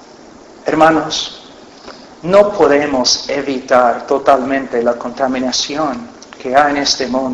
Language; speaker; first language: Spanish; non-native, fluent; English